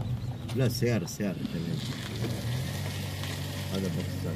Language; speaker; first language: Arabic; non-native, learner; Urdu